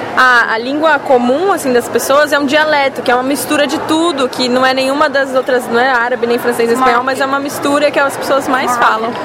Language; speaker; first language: Portuguese; native; Portuguese